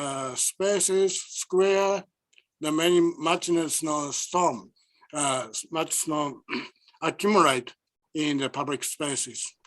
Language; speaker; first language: English; non-native, learner; Japanese